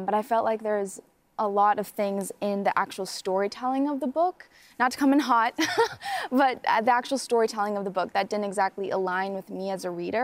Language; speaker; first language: English; native; English